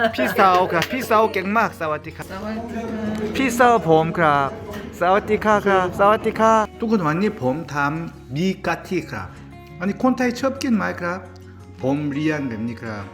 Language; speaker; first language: Thai; non-native, learner; Korean